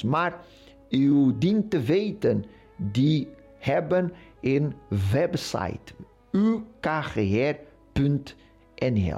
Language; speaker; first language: Dutch; non-native, fluent; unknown